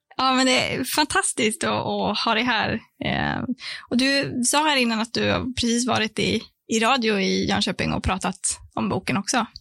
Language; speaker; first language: Swedish; native; Swedish